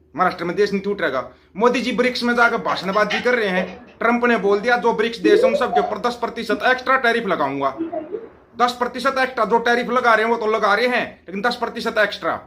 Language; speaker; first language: Hindi; non-native, local second language; Punjabi